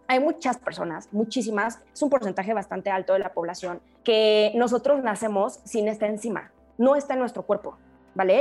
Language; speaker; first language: Spanish; native; Spanish